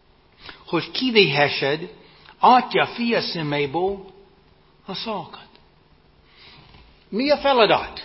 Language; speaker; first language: Hungarian; non-native, fluent; English